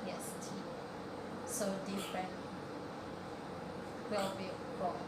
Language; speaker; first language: English; non-native, learner; Indonesian